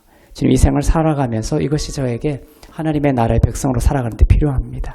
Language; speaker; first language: Korean; native; Korean